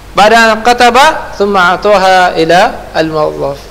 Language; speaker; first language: Arabic; non-native, fluent; Indonesian